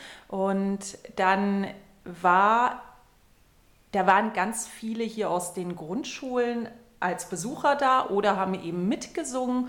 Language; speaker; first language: German; native; German